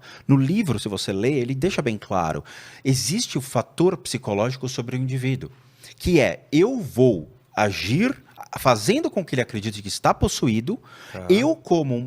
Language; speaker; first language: Portuguese; native; Portuguese